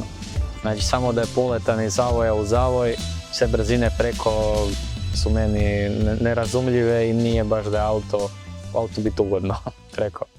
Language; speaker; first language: Croatian; native; Croatian